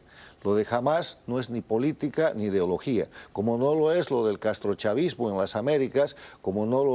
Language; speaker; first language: Spanish; native; Spanish